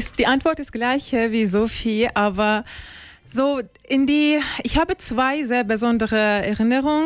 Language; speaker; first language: German; non-native, learner; Turkish